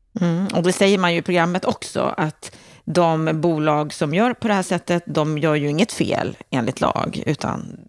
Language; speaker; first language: Swedish; native; Swedish